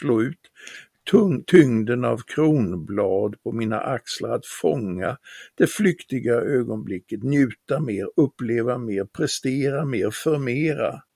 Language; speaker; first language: Swedish; native; Swedish